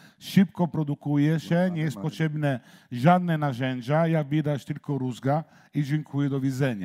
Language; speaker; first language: Polish; non-native, learner; Italian